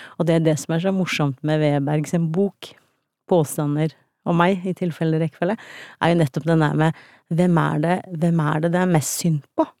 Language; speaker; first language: Norwegian; early bilingual, other home language; Turkish